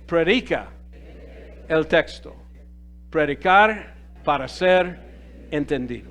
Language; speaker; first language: Spanish; non-native, fluent; English